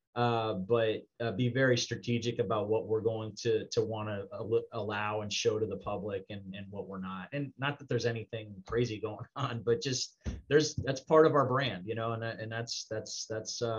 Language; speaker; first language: English; native; English